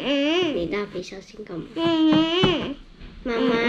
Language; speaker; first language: Chinese; native; Chinese